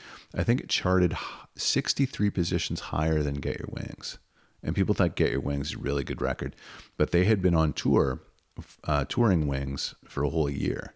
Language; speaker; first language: English; native; English